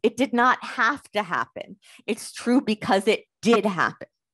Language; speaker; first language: English; native; English